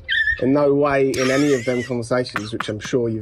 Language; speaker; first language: English; native; English